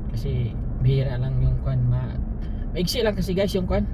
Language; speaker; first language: Filipino; non-native, local second language; Aklanon